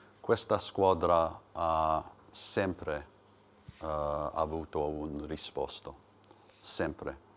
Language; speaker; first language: Italian; non-native, learner; English